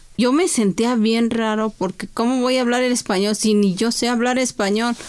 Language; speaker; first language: Spanish; non-native, local second language; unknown